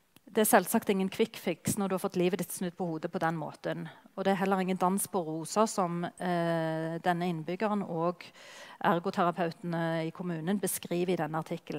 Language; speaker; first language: Norwegian; native; Norwegian